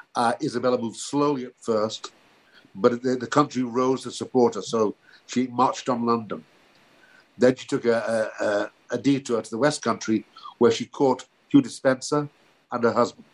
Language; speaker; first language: English; native; English